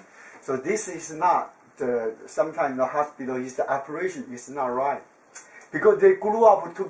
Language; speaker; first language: English; non-native, learner; Chinese